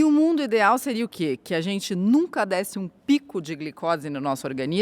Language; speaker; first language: Portuguese; native; Portuguese